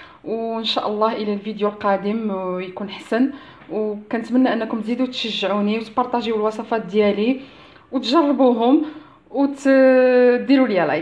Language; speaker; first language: Arabic; native; Arabic